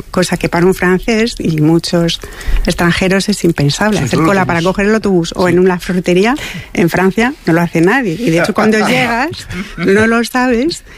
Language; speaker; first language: Spanish; non-native, fluent; French